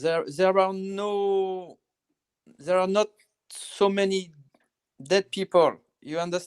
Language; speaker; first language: English; non-native, learner; French